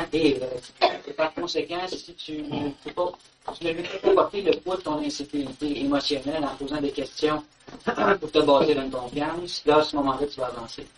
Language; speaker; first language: French; native; French